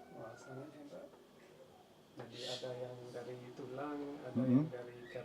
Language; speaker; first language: Indonesian; non-native, fluent; English